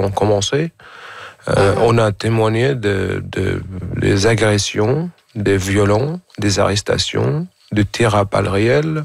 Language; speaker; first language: French; non-native, fluent; Arabic